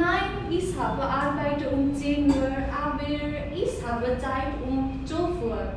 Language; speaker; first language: German; non-native, learner; Nepali